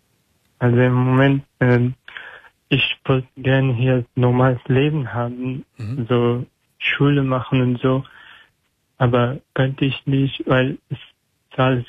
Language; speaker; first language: German; non-native, learner; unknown